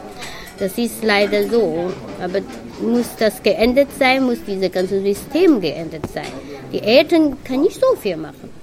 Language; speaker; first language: German; non-native, learner; Chinese